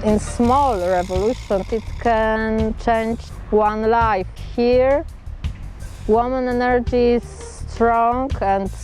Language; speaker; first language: English; non-native, fluent; Polish